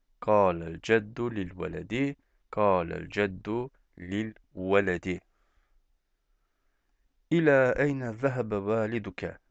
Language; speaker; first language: Arabic; non-native, fluent; Turkish